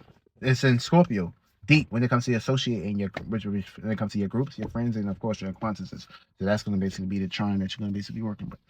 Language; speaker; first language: English; native; English